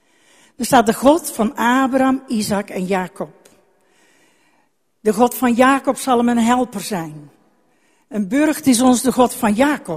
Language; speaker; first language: Dutch; native; Dutch